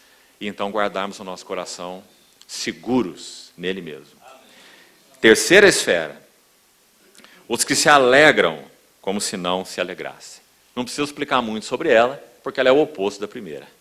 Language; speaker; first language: Portuguese; native; Portuguese